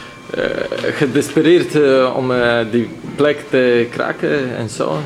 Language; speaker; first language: Dutch; non-native, learner; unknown